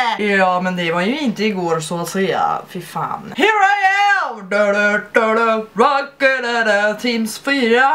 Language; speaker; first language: Swedish; native; Swedish